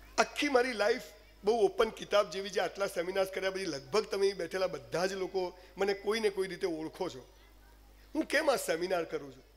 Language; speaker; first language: Gujarati; native; Gujarati